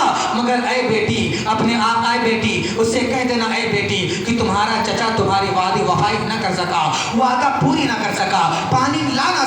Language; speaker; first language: Urdu; native; Urdu